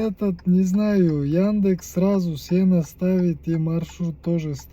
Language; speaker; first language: Russian; non-native, learner; Kyrgyz